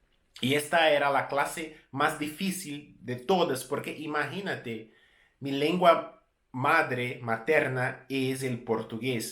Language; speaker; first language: Spanish; non-native, fluent; Portuguese